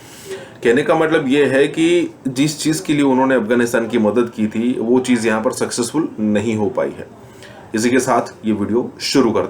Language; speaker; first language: Hindi; native; Hindi